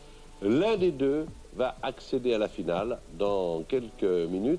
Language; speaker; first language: French; native; French